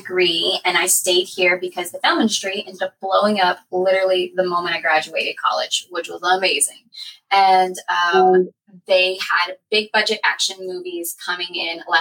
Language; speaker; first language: English; native; English